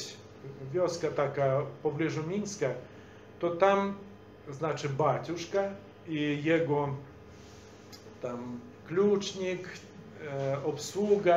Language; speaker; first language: Polish; non-native, fluent; Belarusian